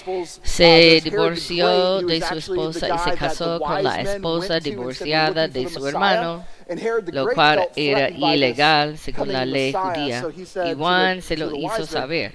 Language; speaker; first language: Spanish; non-native, fluent; English